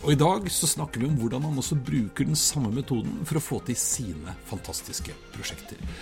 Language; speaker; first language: Norwegian; native; Norwegian